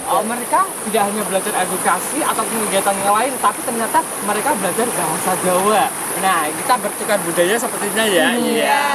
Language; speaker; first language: Indonesian; native; Indonesian